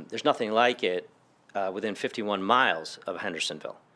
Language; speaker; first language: English; early bilingual, other home language; Spanish